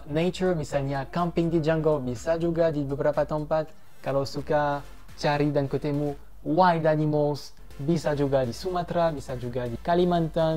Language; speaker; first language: Indonesian; non-native, fluent; French